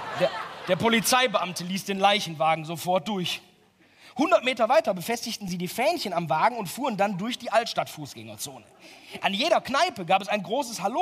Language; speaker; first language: German; native; German